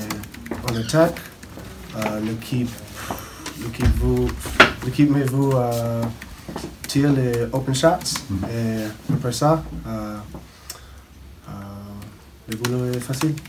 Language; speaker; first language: French; non-native, learner; English